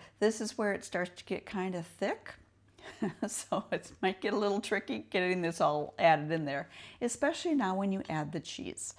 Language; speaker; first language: English; native; English